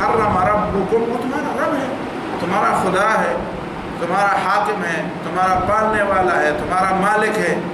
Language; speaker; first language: Urdu; non-native, local second language; Pashto